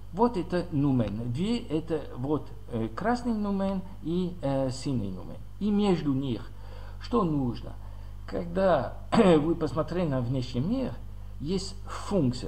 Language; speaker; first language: Russian; non-native, learner; French